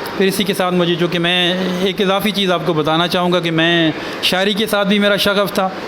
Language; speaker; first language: Urdu; non-native, local second language; Punjabi